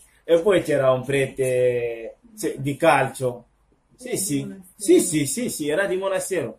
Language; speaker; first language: Italian; non-native, local second language; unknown